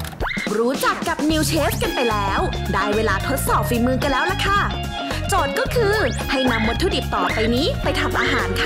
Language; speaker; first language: Thai; native; Thai